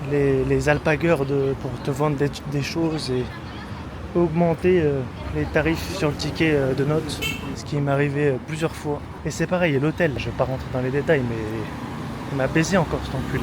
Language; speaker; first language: French; native; French